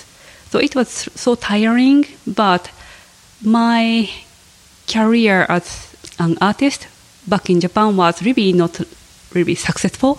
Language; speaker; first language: English; non-native, fluent; Japanese